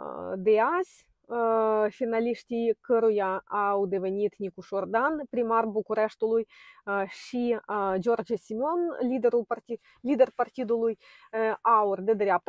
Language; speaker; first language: Romanian; non-native, fluent; Ukrainian